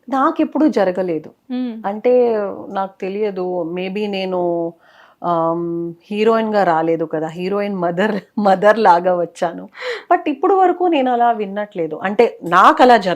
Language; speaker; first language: Telugu; non-native, local second language; Kannada